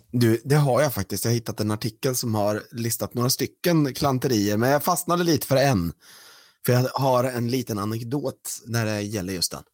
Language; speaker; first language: Swedish; native; Swedish